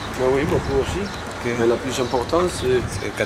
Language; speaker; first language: French; non-native, learner; Spanish